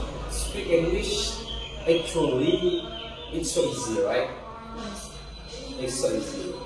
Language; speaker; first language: English; non-native, learner; Indonesian